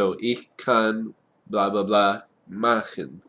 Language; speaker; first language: German; non-native, fluent; English